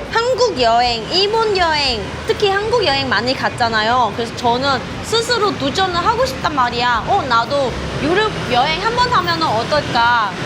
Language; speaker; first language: Korean; non-native, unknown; Vietnamese